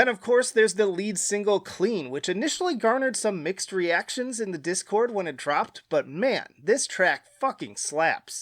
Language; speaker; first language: English; native; English